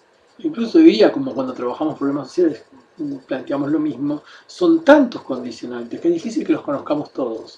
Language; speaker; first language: Spanish; native; Spanish